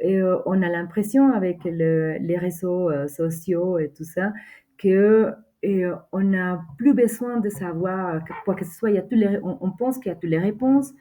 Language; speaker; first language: French; non-native, fluent; Spanish